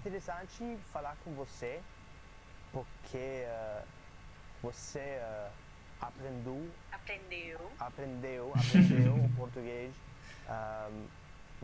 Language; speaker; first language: Portuguese; non-native, learner; English